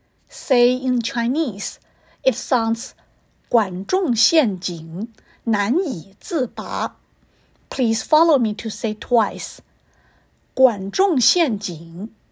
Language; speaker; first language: English; non-native, fluent; Chinese